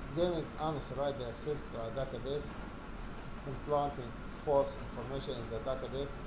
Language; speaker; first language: English; non-native, fluent; Arabic